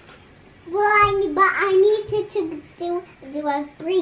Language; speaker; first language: English; native; English